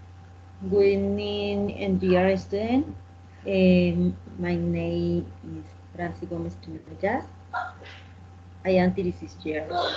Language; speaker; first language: English; non-native, learner; Spanish